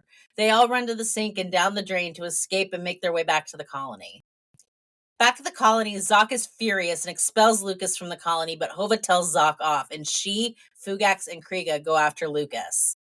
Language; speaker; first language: English; native; English